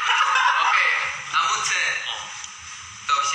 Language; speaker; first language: Chinese; non-native, learner; Thai